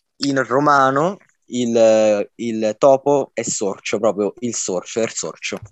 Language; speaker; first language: Italian; native; Italian